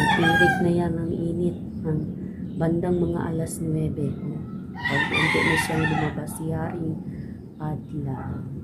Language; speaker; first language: Filipino; non-native, local second language; Cebuano